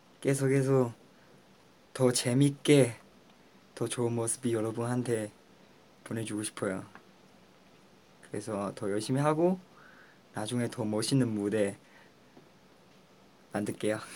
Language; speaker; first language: Korean; non-native, fluent; Chinese